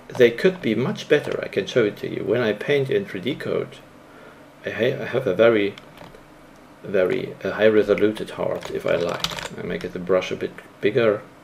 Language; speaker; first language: English; non-native, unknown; German